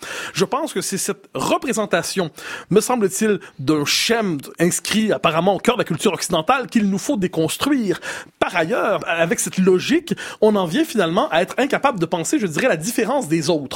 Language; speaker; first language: French; native; French